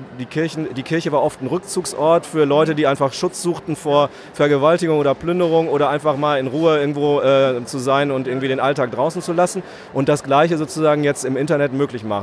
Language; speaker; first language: German; native; German